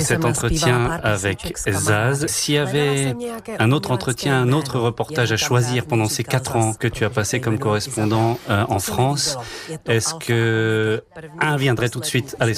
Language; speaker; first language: French; native; French